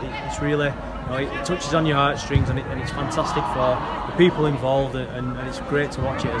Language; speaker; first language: English; native; English